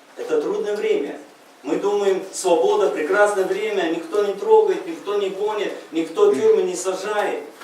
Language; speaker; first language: Russian; non-native, local second language; Uzbek